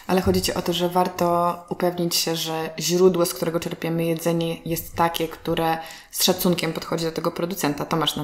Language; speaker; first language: Polish; native; Polish